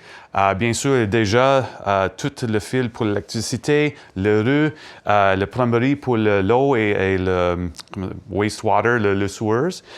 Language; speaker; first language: French; non-native, learner; English